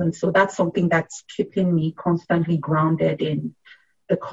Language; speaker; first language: English; non-native, local second language; Yoruba